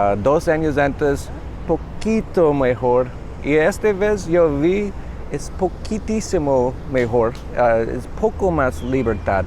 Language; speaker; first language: Spanish; non-native, learner; English